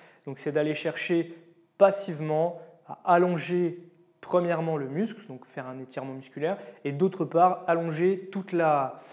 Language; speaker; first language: French; native; French